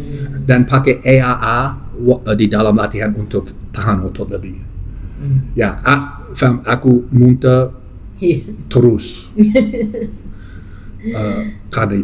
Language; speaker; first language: Indonesian; non-native, fluent; English